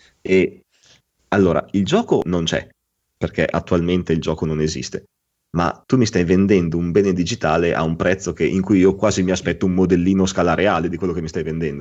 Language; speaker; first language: Italian; native; Italian